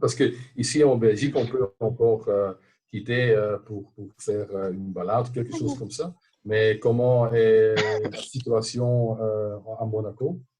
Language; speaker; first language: French; non-native, local second language; Dutch